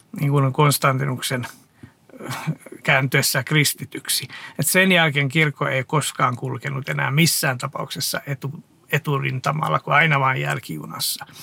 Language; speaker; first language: Finnish; non-native, fluent; Hungarian